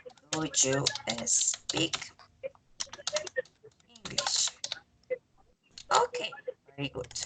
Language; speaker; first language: English; non-native, learner; Spanish